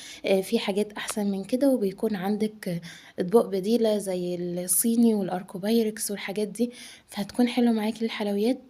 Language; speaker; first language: Arabic; native; Arabic